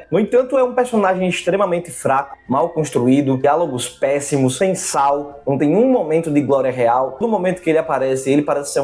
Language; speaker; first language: Portuguese; native; Portuguese